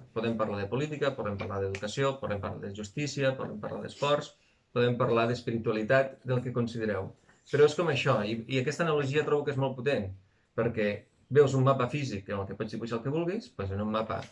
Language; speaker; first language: Catalan; native; Catalan